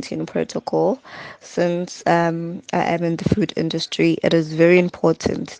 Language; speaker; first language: English; non-native, local second language; Zulu